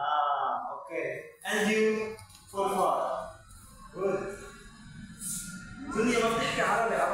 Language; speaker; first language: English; non-native, learner; Arabic